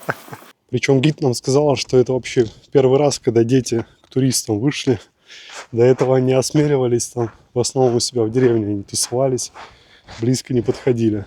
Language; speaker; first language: Russian; native; Russian